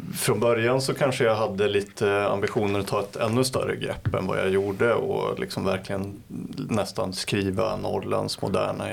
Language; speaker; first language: Swedish; native; Swedish